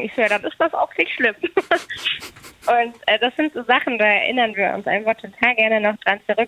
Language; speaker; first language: German; native; German